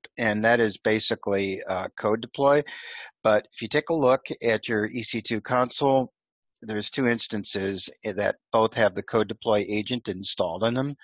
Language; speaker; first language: English; native; English